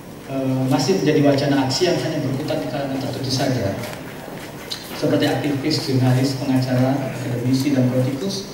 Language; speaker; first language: Indonesian; native; Indonesian